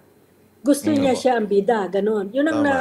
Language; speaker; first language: Filipino; native; Filipino